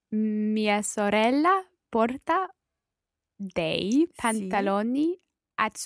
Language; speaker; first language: Italian; non-native, learner; English